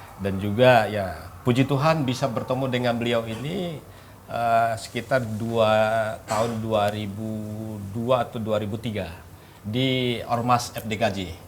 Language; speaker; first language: Indonesian; non-native, local second language; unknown